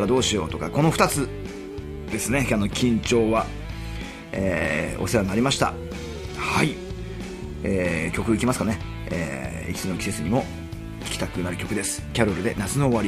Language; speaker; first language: Japanese; native; Japanese